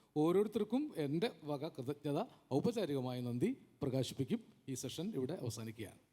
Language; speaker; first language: Malayalam; native; Malayalam